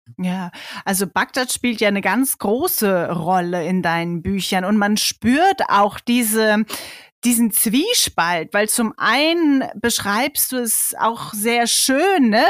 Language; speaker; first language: German; native; German